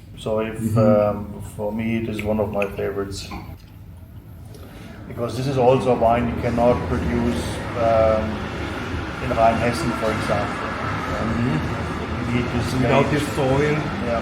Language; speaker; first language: English; non-native, fluent; German